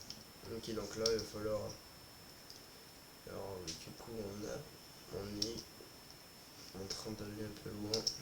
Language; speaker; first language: French; native; French